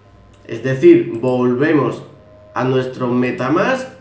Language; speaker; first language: Spanish; native; Spanish